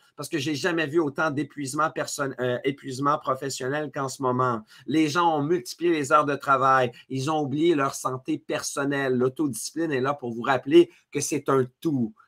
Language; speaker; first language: French; native; French